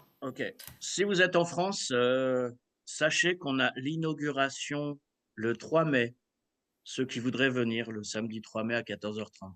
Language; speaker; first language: French; early bilingual, other home language; Kabyle